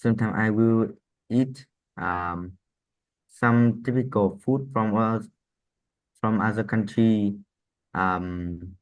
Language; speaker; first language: English; non-native, learner; Vietnamese